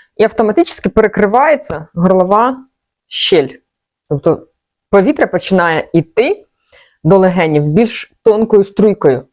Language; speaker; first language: Ukrainian; non-native, local second language; Russian